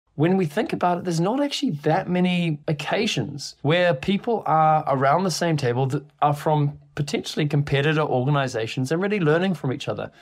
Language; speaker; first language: English; native; English